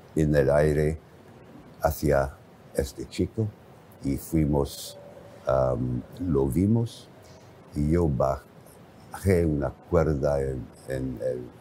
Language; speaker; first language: Spanish; non-native, fluent; English